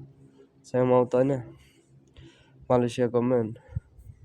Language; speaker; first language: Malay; non-native, learner; Bangla